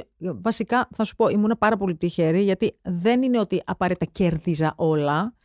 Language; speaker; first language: Greek; non-native, fluent; Georgian